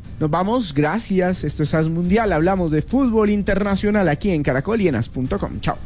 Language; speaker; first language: Spanish; native; Spanish